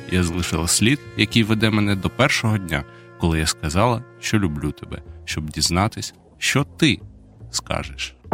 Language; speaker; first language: Ukrainian; native; Ukrainian